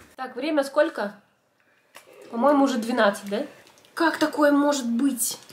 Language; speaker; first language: Russian; native; Russian